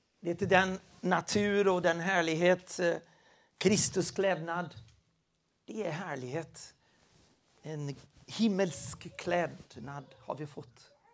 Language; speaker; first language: Swedish; non-native, fluent; Spanish